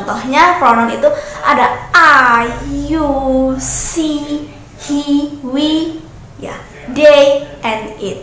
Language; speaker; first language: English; non-native, learner; Indonesian